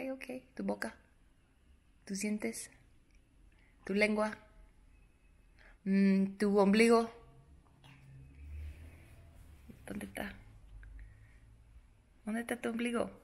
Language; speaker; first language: Spanish; early bilingual, heritage; English